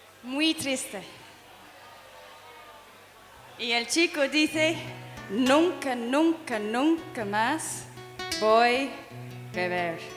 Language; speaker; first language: Spanish; non-native, learner; English